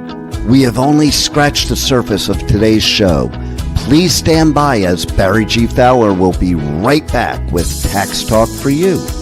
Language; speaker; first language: English; native; English